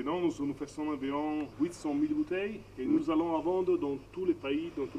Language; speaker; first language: French; non-native, fluent; Italian